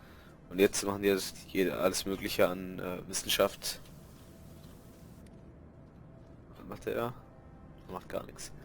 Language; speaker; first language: German; native; German